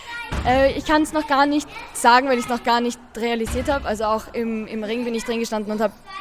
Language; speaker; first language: German; native; German